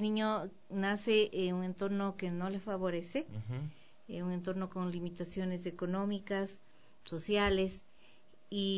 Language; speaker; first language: Spanish; native; Spanish